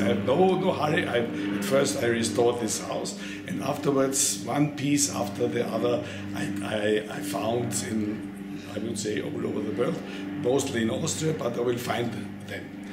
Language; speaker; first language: English; non-native, learner; German